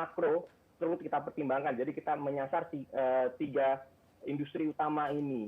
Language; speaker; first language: Indonesian; native; Indonesian